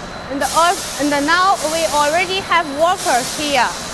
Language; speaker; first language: English; non-native, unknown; Chinese